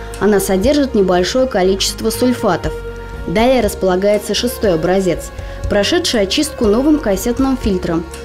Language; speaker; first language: Russian; native; Russian